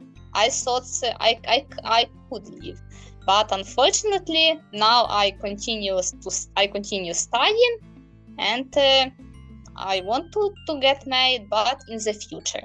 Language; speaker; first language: English; non-native, learner; Ukrainian